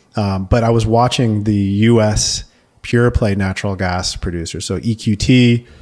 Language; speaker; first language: English; native; English